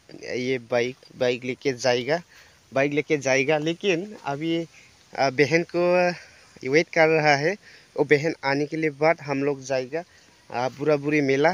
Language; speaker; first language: Hindi; non-native, local second language; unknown